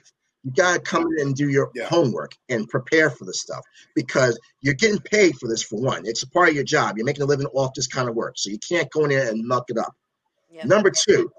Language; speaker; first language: English; native; English